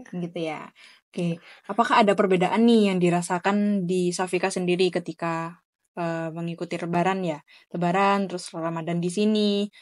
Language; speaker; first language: Indonesian; native; Indonesian